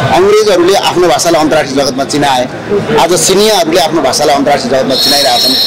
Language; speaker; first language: Nepali; native; Nepali